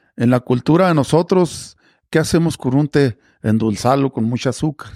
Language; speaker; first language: Spanish; native; Spanish